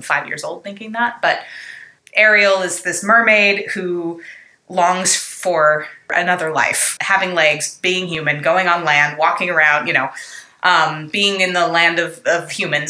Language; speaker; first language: English; native; English